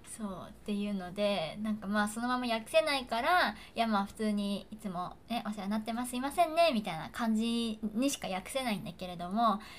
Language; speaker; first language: Japanese; native; Japanese